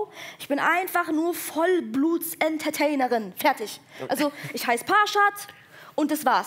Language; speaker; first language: German; early bilingual, other home language; Persian